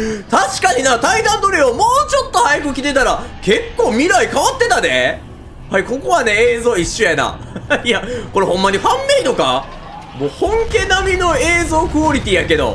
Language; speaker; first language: Japanese; native; Japanese